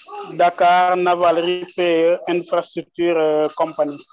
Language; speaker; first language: English; non-native, learner; French